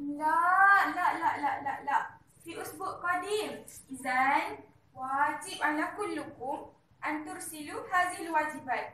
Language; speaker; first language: Arabic; non-native, learner; Malay